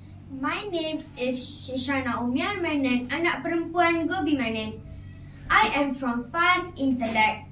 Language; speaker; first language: English; non-native, learner; Malay